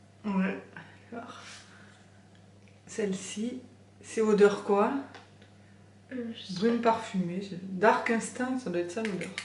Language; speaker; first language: French; native; French